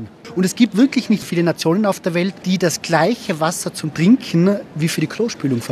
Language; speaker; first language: German; native; German